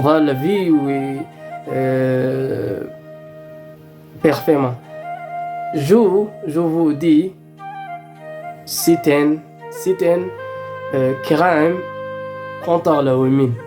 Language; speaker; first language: French; non-native, learner; Arabic